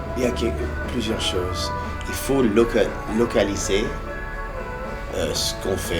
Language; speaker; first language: French; early bilingual, heritage; English